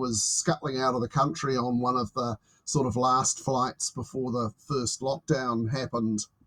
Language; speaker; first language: English; native; English